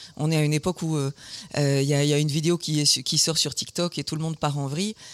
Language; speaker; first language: French; early bilingual, other home language; German